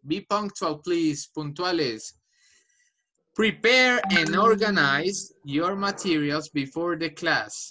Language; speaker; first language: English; non-native, fluent; Spanish